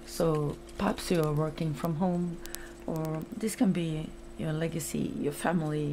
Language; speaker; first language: English; non-native, fluent; Norwegian